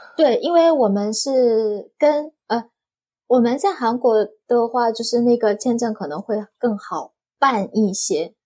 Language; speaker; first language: Chinese; non-native, fluent; Korean